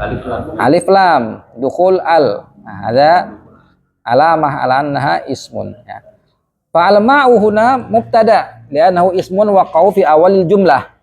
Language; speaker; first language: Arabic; non-native, fluent; Indonesian